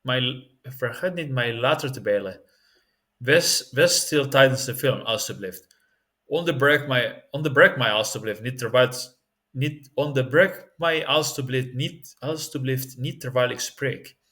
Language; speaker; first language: Dutch; non-native, learner; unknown